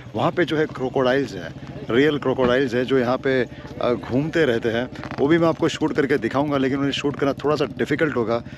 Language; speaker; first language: Hindi; native; Hindi